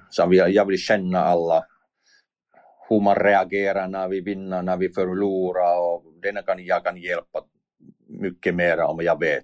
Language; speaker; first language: Swedish; non-native, learner; Finnish